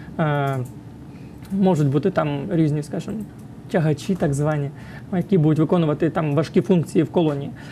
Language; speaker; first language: Ukrainian; native; Ukrainian